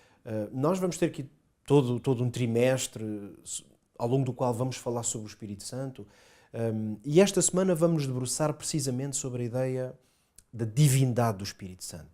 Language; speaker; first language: Portuguese; native; Portuguese